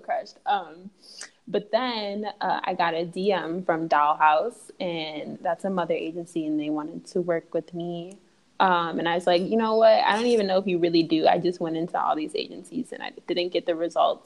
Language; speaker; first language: English; native; English